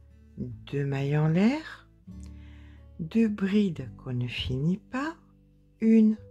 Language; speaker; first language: French; native; French